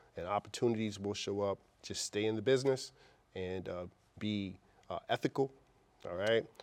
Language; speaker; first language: English; native; English